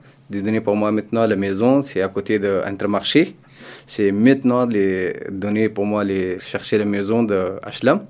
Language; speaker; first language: French; non-native, learner; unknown